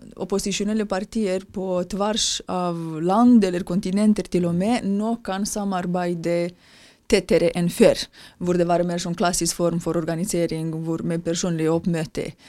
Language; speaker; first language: Norwegian; non-native, fluent; Romanian